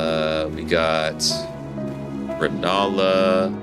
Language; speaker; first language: English; native; English